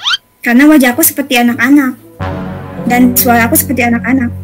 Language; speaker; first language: Indonesian; non-native, fluent; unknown